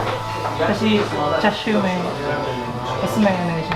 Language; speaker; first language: Japanese; non-native, learner; Cebuano